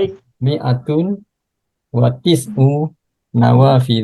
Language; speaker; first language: Arabic; non-native, learner; Indonesian